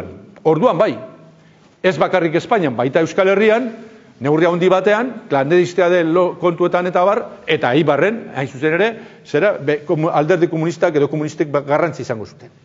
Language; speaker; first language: Basque; native; Basque